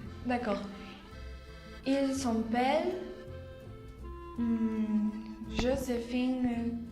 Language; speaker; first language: French; non-native, learner; Spanish